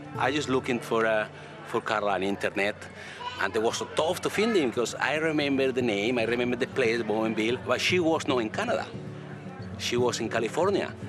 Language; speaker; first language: English; non-native, learner; Spanish